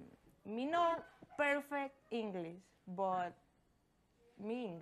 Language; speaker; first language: English; non-native, learner; Spanish